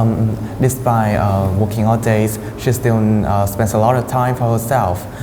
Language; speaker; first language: English; non-native, fluent; Vietnamese